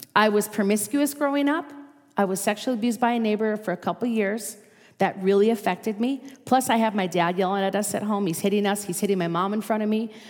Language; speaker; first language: English; native; English